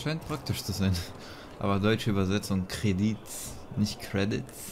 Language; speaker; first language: German; native; German